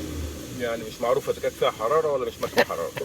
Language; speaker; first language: Arabic; native; Arabic